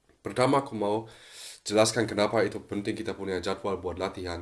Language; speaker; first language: Indonesian; non-native, fluent; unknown